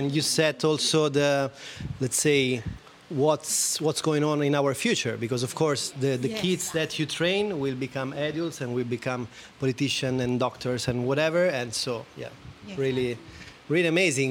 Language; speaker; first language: English; non-native, fluent; Italian